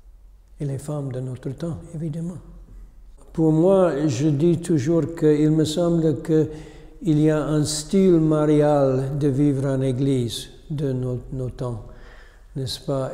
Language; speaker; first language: French; non-native, fluent; English